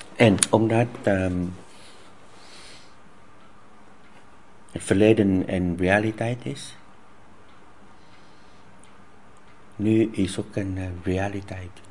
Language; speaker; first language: Dutch; non-native, fluent; Vietnamese